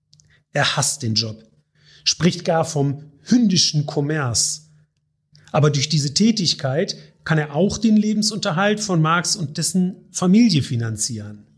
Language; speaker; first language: German; native; German